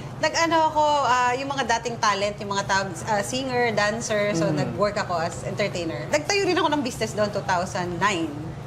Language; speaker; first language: Filipino; native; Filipino